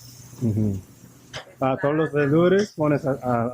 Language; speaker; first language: Spanish; non-native, learner; English